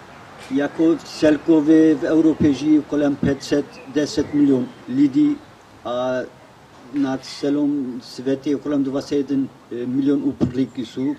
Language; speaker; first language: Czech; non-native, learner; Kurdish